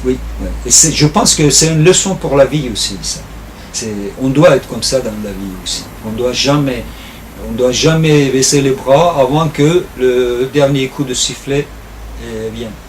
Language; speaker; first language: French; non-native, fluent; Turkish